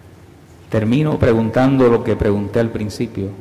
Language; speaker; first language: Spanish; native; Spanish